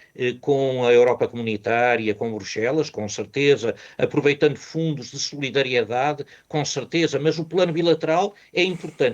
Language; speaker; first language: Portuguese; native; Portuguese